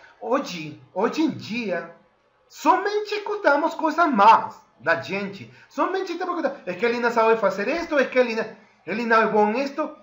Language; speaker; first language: Portuguese; non-native, fluent; Spanish